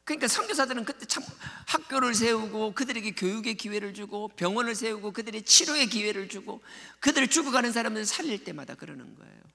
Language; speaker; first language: Korean; native; Korean